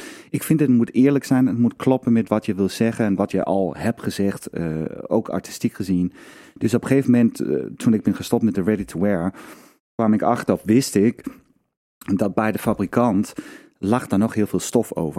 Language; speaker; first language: Dutch; non-native, fluent; Danish